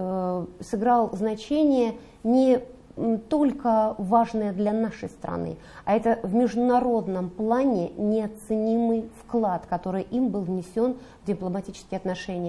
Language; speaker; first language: Russian; native; Russian